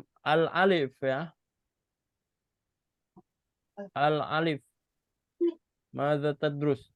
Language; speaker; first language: Arabic; non-native, fluent; Indonesian